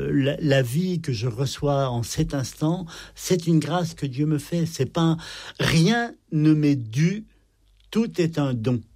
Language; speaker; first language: French; native; French